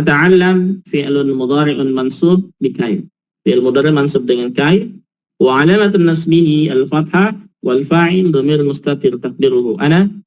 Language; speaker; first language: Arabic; non-native, fluent; Indonesian